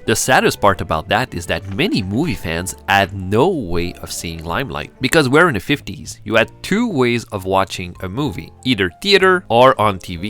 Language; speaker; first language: English; non-native, fluent; French